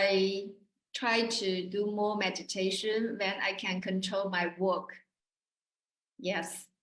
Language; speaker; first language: English; non-native, learner; Chinese